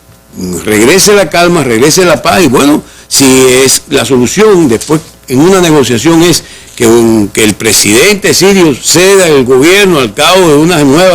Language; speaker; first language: Spanish; native; Spanish